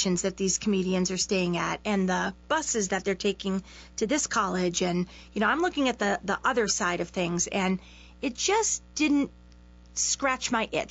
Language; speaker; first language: English; native; English